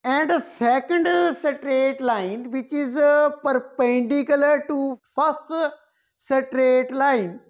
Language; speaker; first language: English; non-native, local second language; Punjabi